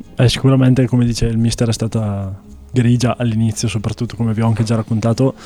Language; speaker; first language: Italian; native; Italian